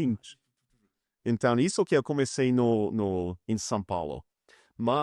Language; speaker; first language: Portuguese; non-native, fluent; English